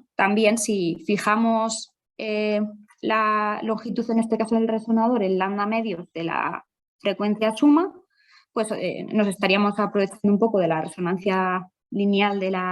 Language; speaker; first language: Spanish; native; Spanish